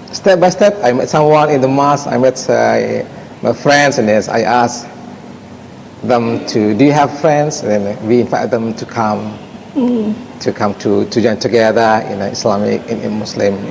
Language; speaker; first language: English; non-native, fluent; Indonesian